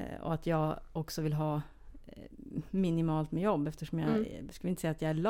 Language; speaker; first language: Swedish; native; Swedish